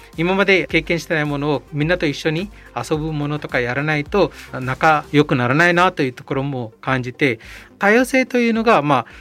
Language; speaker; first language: Japanese; non-native, fluent; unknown